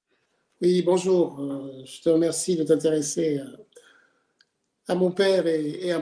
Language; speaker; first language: French; native; French